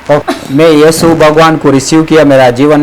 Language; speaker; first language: Hindi; early bilingual, heritage; Hindi